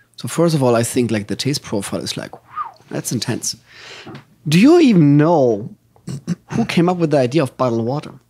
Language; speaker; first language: English; non-native, fluent; German